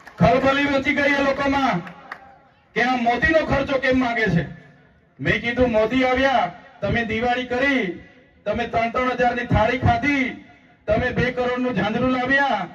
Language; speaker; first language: Gujarati; non-native, local second language; Vasavi